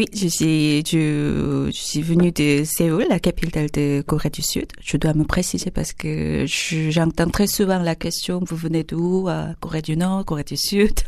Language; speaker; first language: French; non-native, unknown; Korean